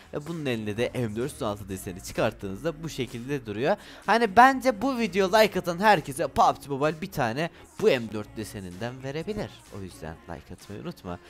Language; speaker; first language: Turkish; native; Turkish